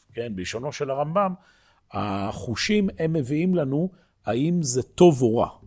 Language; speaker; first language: Hebrew; native; Hebrew